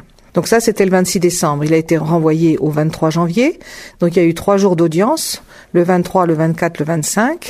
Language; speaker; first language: French; native; French